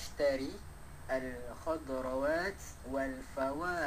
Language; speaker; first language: Arabic; non-native, learner; Malay